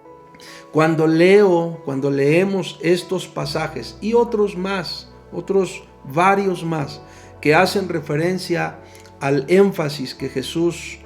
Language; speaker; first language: Spanish; native; Spanish